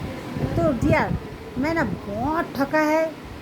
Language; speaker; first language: Hindi; non-native, local second language; Bangla